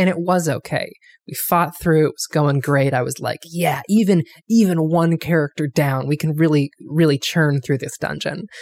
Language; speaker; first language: English; native; English